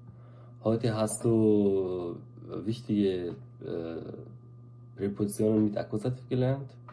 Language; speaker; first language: German; non-native, fluent; Arabic